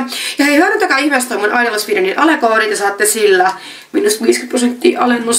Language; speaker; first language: Finnish; native; Finnish